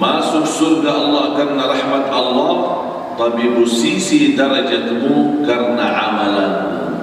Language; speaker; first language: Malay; non-native, fluent; Arabic